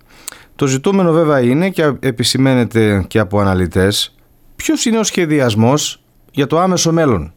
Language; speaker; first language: Greek; native; Greek